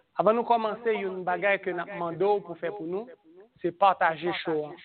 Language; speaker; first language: French; non-native, local second language; Haitian Creole